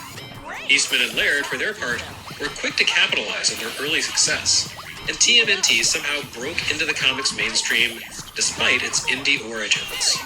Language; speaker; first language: English; native; English